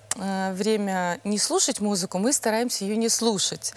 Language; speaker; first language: Russian; non-native, local second language; Belarusian